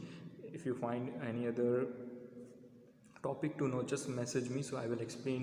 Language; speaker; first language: English; non-native, local second language; Hindi